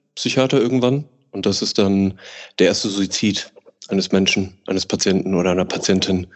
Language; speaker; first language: German; native; German